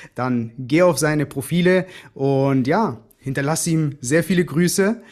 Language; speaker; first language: German; early bilingual, other home language; Greek